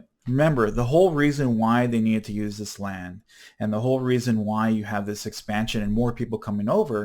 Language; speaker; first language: English; native; English